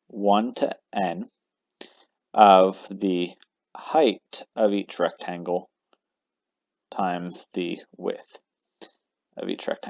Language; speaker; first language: English; native; English